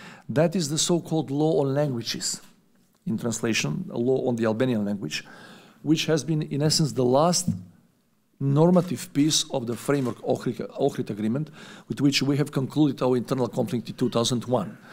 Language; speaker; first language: English; non-native, fluent; Macedonian